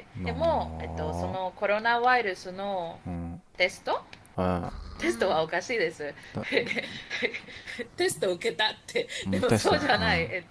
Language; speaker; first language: Japanese; non-native, learner; Spanish